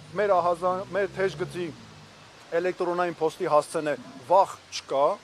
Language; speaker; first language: Armenian; native; Armenian